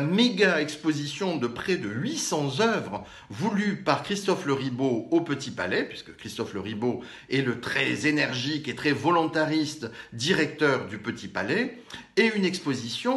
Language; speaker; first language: French; native; French